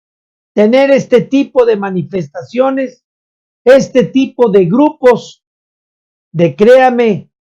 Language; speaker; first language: Spanish; native; Spanish